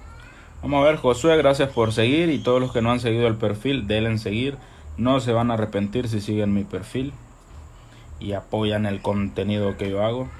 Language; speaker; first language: Spanish; native; Spanish